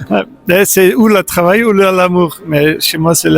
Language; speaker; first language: French; non-native, local second language; Dutch